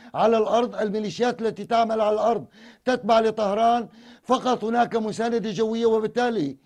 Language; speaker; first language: Arabic; native; Arabic